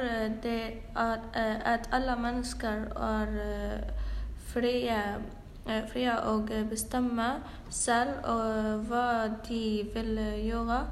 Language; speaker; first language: Norwegian; non-native, local second language; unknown